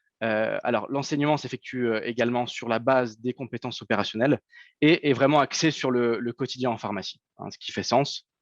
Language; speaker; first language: French; native; French